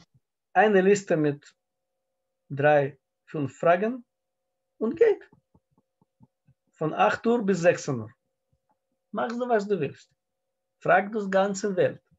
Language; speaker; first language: German; non-native, learner; Russian